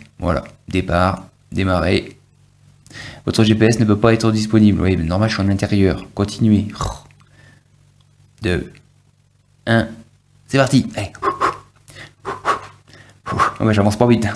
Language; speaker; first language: French; native; French